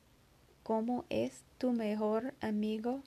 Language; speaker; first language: Spanish; non-native, learner; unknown